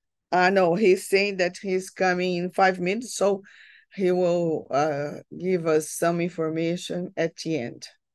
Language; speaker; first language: English; non-native, fluent; Portuguese